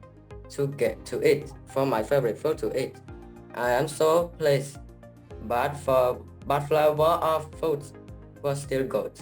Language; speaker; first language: English; non-native, learner; Khmer